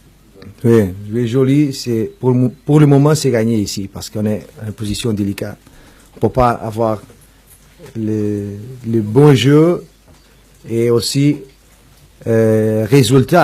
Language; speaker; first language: French; non-native, fluent; Portuguese